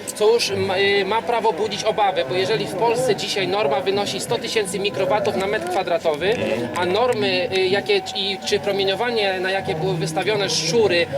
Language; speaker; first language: Polish; native; Polish